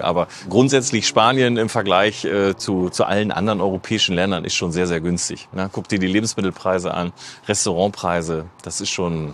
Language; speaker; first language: German; native; German